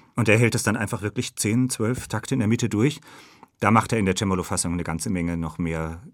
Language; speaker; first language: German; native; German